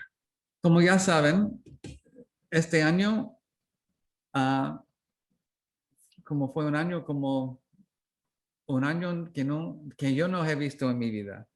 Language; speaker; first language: Spanish; non-native, learner; English